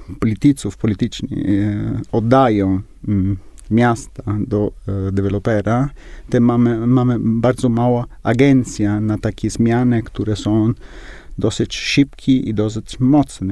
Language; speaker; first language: Polish; non-native, learner; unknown